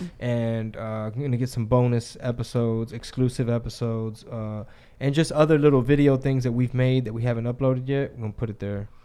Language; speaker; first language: English; early bilingual, other home language; Spanish